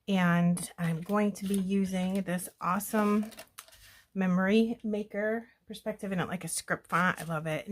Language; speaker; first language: English; native; English